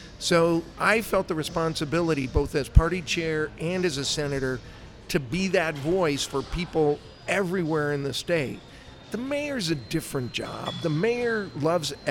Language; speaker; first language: English; native; English